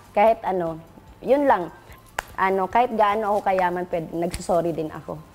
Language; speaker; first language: Filipino; non-native, local second language; Cebuano